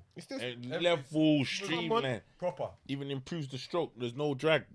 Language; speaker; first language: English; native; English